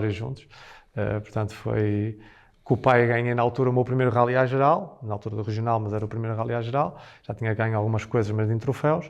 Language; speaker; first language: Portuguese; native; Portuguese